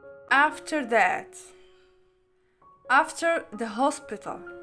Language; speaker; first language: English; non-native, fluent; Arabic